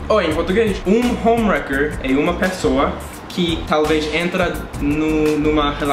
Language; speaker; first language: Portuguese; non-native, learner; English